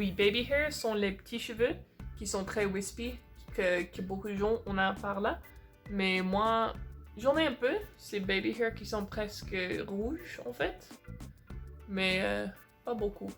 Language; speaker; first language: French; non-native, fluent; English